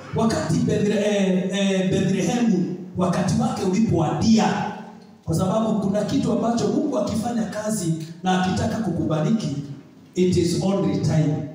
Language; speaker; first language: Swahili; non-native, local second language; Kikuyu